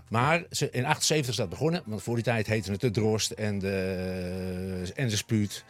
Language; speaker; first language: Dutch; native; Dutch